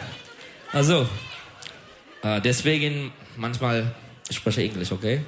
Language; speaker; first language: German; non-native, learner; Turkish